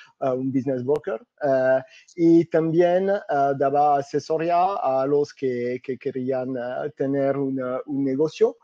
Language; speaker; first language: Spanish; non-native, fluent; French